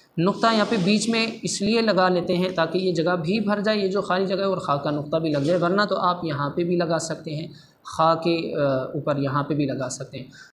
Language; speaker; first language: Urdu; non-native, local second language; Punjabi